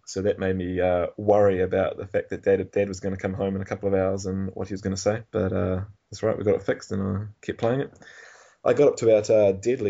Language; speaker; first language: English; native; English